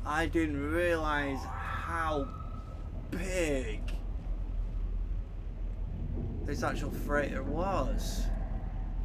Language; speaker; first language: English; native; English